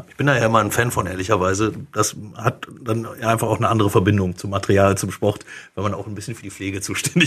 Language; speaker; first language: German; native; German